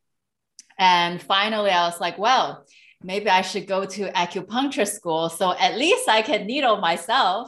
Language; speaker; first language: English; non-native, local second language; Cantonese